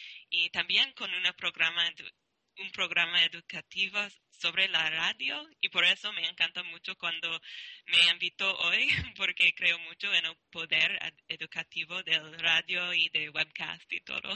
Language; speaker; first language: Spanish; non-native, learner; English